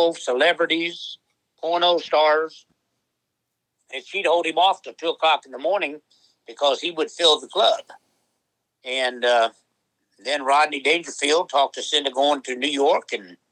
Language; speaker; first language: English; native; English